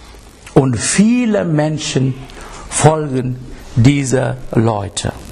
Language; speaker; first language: German; non-native, fluent; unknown